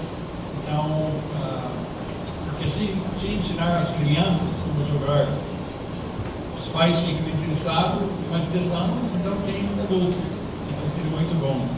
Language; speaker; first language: Portuguese; non-native, fluent; English